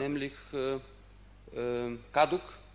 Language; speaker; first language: German; non-native, fluent; Ukrainian